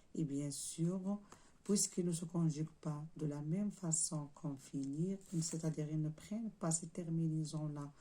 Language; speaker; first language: French; non-native, local second language; Arabic